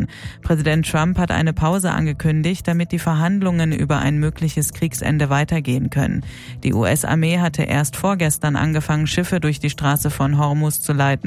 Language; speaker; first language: German; native; German